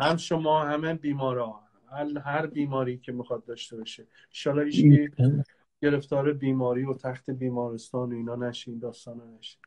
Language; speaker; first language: Persian; native; Persian